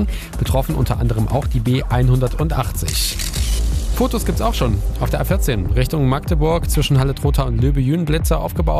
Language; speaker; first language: German; native; German